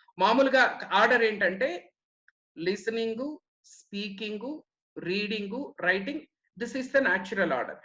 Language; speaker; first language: Telugu; native; Telugu